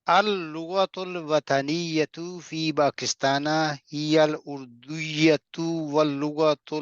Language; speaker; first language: Arabic; non-native, fluent; Urdu